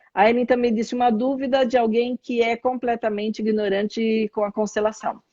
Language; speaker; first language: Portuguese; native; Portuguese